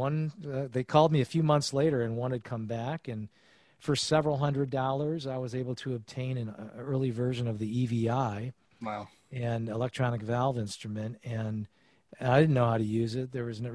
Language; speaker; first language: English; native; English